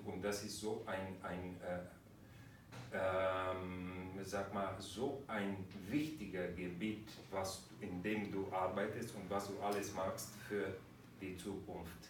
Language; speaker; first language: German; non-native, fluent; Romanian